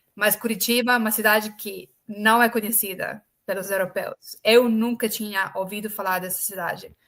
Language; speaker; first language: Portuguese; non-native, fluent; Estonian